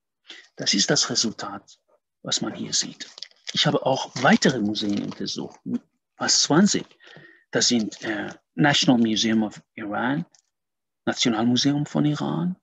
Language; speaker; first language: German; non-native, fluent; Persian